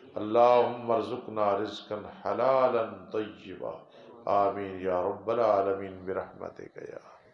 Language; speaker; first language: Urdu; non-native, local second language; Punjabi